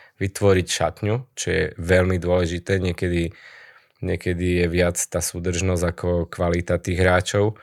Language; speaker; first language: Slovak; native; Slovak